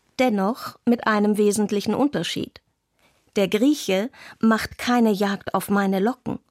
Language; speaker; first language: German; non-native, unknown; Arabic